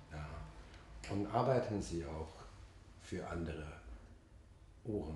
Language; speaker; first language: German; non-native, fluent; Chinese